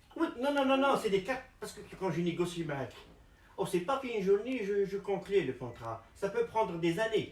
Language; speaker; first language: French; non-native, local second language; Arabic